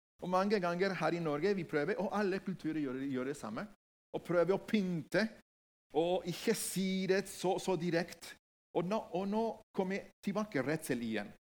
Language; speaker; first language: Norwegian; non-native, fluent; Spanish